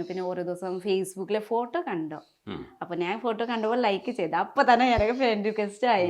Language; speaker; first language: Malayalam; non-native, learner; Nepali